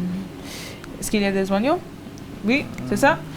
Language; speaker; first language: French; non-native, learner; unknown